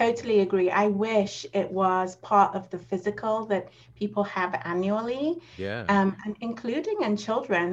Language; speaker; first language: English; native; English